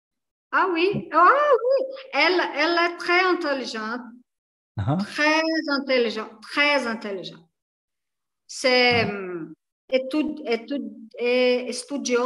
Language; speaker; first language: French; non-native, learner; Portuguese